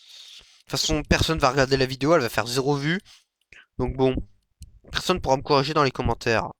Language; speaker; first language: French; native; French